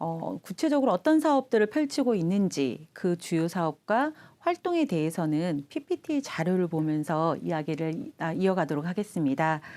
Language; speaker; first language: Korean; native; Korean